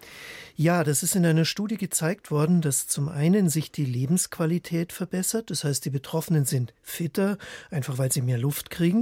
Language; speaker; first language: German; native; German